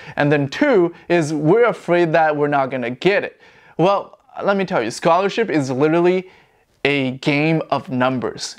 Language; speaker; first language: English; non-native, fluent; Chinese